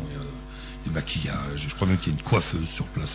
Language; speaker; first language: French; native; French